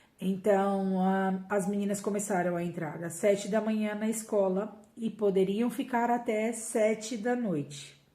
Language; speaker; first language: Portuguese; native; Portuguese